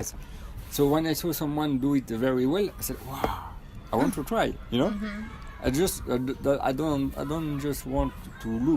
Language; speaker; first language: English; non-native, fluent; French